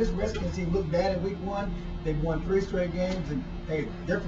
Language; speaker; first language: English; native; English